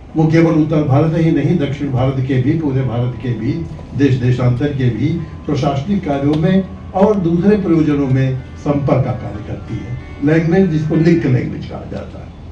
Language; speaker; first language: Hindi; native; Hindi